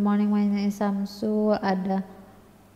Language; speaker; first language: English; non-native, learner; Indonesian